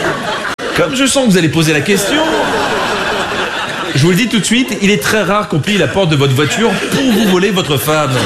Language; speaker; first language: French; native; French